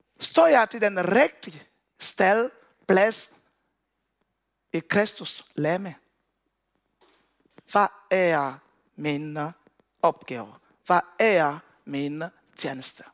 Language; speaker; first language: Danish; non-native, learner; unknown